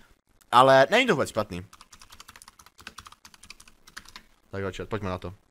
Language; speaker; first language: Czech; native; Czech